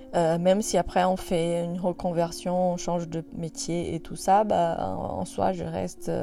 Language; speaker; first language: French; non-native, fluent; Portuguese